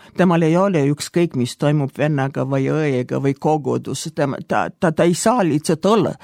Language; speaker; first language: Estonian; non-native, local second language; Russian